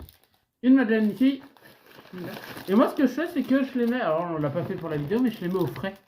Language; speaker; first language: French; native; French